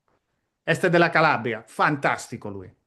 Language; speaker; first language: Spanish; non-native, learner; Italian